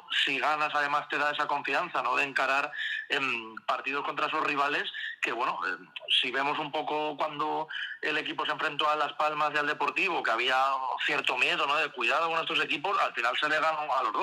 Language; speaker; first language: Spanish; native; Spanish